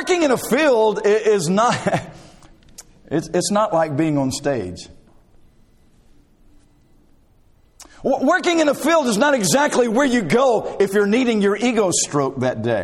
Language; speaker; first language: English; native; English